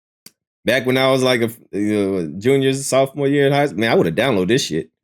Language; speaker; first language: English; native; English